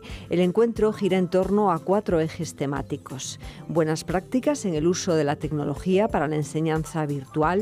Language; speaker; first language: Spanish; native; Spanish